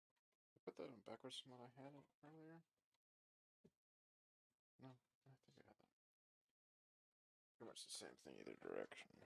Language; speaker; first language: English; native; English